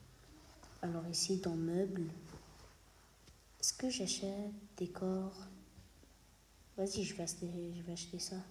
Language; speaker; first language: French; native; French